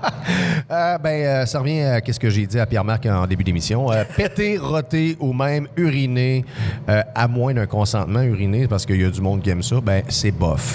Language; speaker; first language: French; native; French